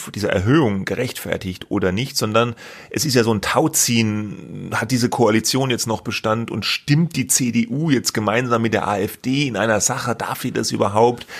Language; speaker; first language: German; native; German